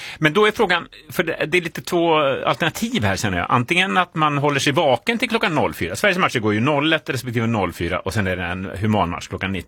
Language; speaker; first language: Swedish; native; Swedish